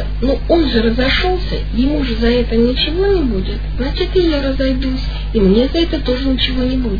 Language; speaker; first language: Russian; native; Russian